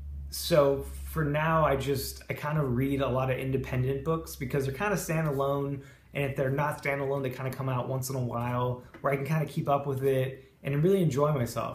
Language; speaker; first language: English; native; English